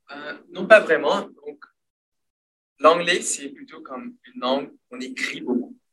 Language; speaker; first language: French; non-native, local second language; Morisyen